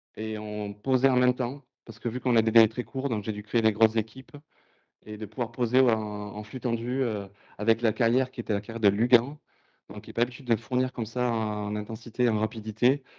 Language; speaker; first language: French; native; French